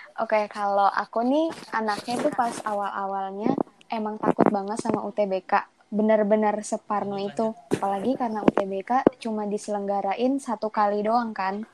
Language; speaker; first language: Indonesian; native; Indonesian